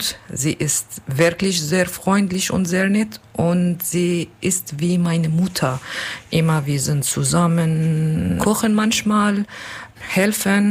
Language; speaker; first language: German; non-native, learner; Kurdish